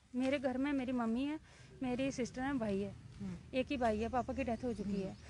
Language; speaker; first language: Hindi; native; Hindi